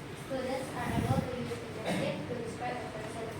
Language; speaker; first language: English; non-native, learner; Indonesian